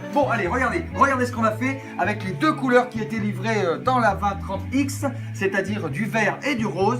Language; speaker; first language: French; native; French